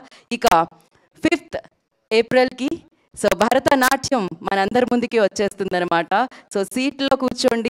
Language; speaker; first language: Telugu; native; Telugu